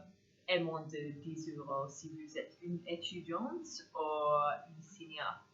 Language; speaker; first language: French; non-native, learner; English